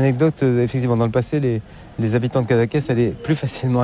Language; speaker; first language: French; native; French